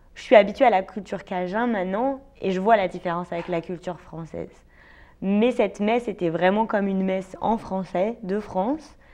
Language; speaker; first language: French; native; French